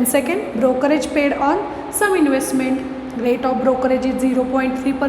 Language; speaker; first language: English; non-native, local second language; Marathi